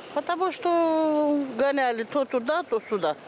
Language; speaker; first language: Russian; non-native, local second language; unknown